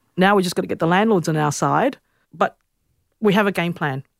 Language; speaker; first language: English; native; English